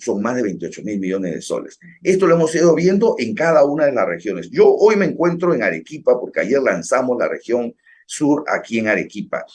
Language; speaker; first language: Spanish; native; Spanish